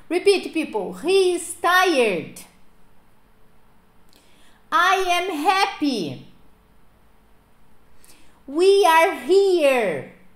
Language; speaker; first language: English; non-native, fluent; Portuguese